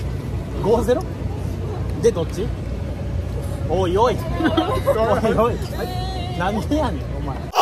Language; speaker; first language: Japanese; native; Japanese